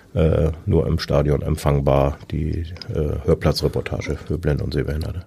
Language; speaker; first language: German; native; German